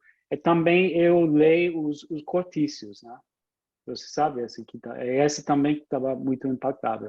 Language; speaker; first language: Portuguese; non-native, fluent; English